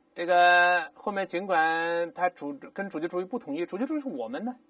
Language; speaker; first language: Chinese; native; Chinese